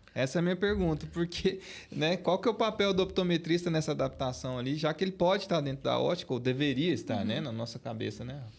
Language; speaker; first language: Portuguese; native; Portuguese